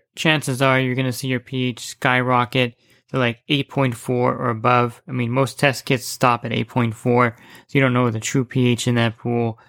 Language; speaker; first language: English; native; English